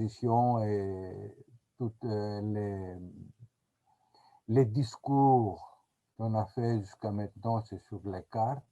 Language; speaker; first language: French; non-native, fluent; Greek